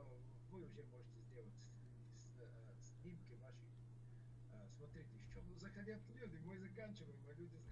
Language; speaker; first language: Russian; non-native, learner; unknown